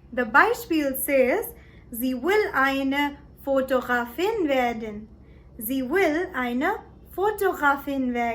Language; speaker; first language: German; non-native, learner; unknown